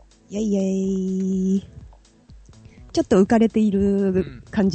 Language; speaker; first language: Japanese; native; Japanese